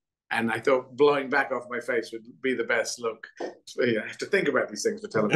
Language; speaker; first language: English; native; English